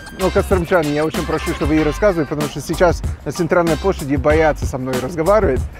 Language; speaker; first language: Russian; non-native, fluent; English